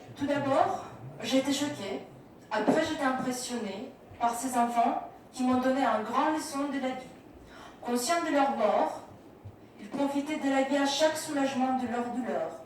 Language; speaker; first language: French; non-native, fluent; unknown